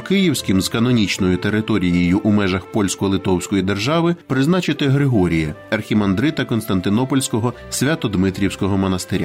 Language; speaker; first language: Ukrainian; native; Ukrainian